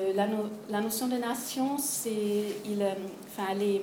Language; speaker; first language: French; non-native, fluent; German